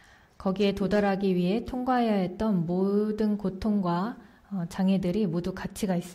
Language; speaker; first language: Korean; native; Korean